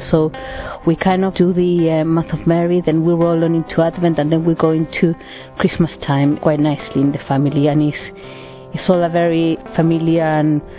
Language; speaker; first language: English; non-native, fluent; Spanish